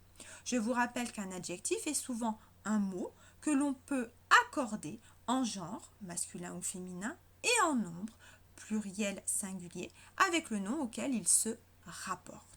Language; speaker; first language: French; native; French